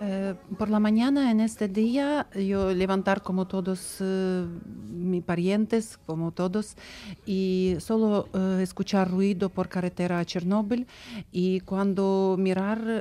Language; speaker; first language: Spanish; non-native, learner; Ukrainian